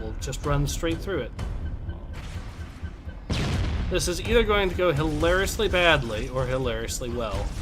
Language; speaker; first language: English; native; English